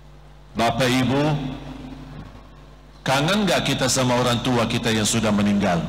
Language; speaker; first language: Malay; non-native, fluent; Arabic